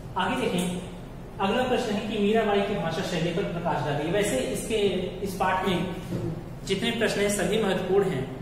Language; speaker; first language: Hindi; native; Hindi